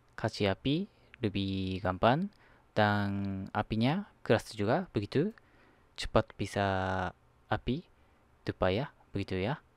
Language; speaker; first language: Indonesian; non-native, learner; Japanese